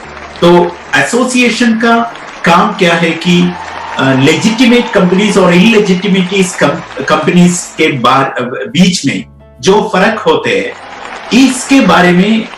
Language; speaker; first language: Hindi; non-native, local second language; Malayalam